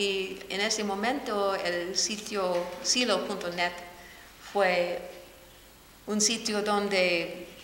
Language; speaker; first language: Spanish; non-native, fluent; English